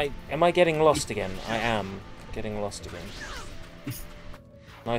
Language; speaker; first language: English; native; English